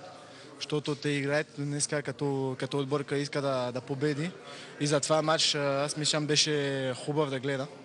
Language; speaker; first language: Bulgarian; non-native, learner; French